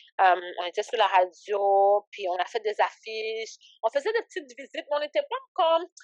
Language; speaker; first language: French; early bilingual, other home language; Haitian Creole